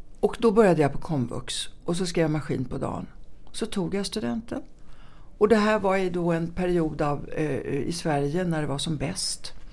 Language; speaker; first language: Swedish; early bilingual, other home language; Italian